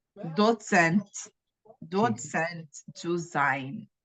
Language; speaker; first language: German; non-native, learner; Portuguese